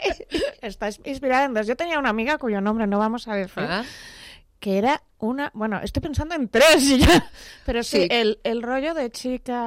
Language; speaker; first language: Spanish; native; Spanish